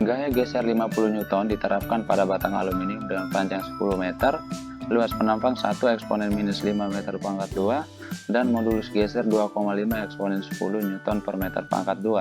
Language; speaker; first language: Indonesian; native; Indonesian